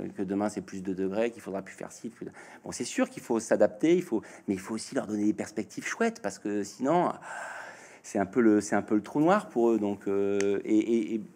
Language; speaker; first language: French; native; French